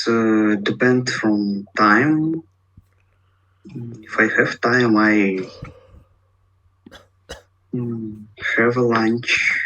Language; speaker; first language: English; non-native, learner; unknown